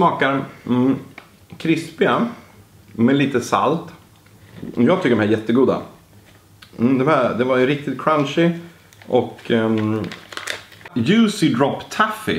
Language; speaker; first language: Swedish; native; Swedish